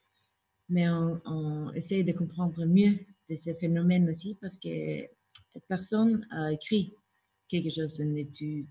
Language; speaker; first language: French; non-native, fluent; Norwegian